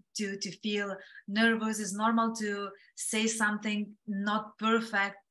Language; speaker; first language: English; non-native, fluent; Lithuanian